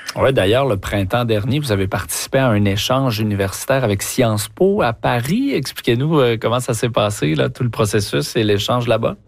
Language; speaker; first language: French; native; French